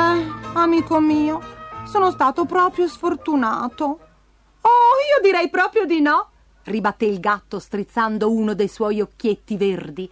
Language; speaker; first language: Italian; native; Italian